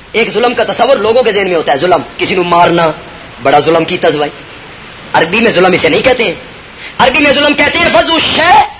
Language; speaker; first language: Urdu; non-native, local second language; Punjabi